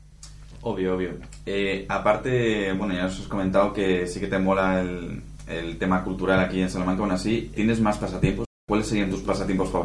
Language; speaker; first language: Spanish; native; Spanish